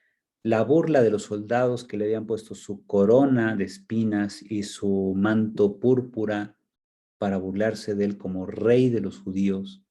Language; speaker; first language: Spanish; native; Spanish